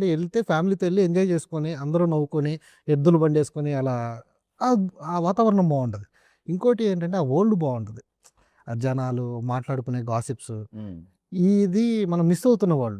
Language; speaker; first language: Telugu; native; Telugu